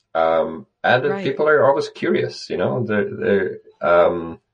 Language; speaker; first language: English; native; English